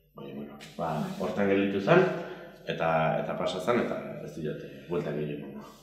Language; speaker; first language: Basque; native; Basque